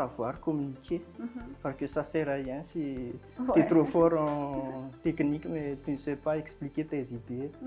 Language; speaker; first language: French; non-native, local second language; Malagasy